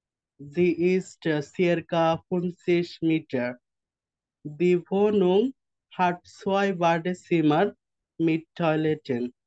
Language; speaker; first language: German; non-native, learner; Bangla